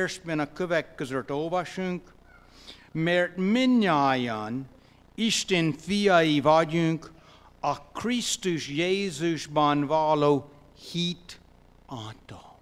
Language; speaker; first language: Hungarian; non-native, fluent; English